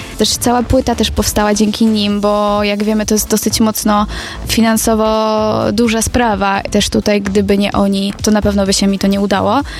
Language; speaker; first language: Polish; native; Polish